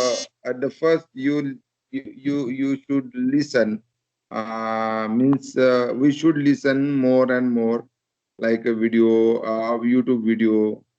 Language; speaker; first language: English; non-native, local second language; Marathi